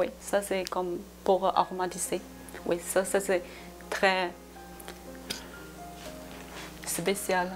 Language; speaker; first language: French; non-native, learner; Chinese